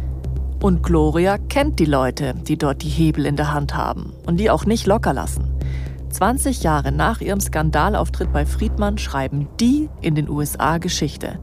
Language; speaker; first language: German; native; German